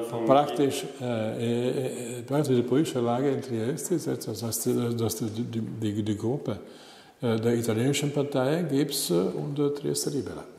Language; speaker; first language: German; non-native, learner; Italian